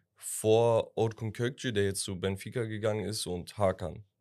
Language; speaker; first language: German; early bilingual, other home language; Turkish